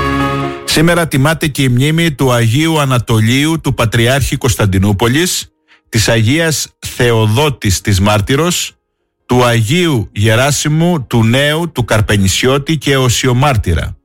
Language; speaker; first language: Greek; native; Greek